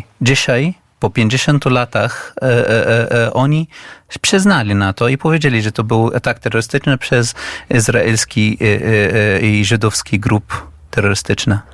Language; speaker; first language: Polish; non-native, fluent; Arabic